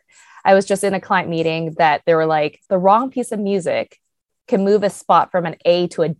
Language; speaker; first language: English; native; English